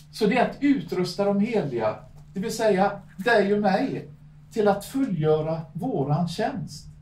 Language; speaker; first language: Swedish; native; Swedish